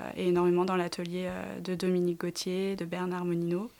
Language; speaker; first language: French; native; French